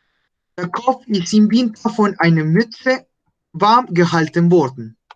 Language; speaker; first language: German; non-native, fluent; Spanish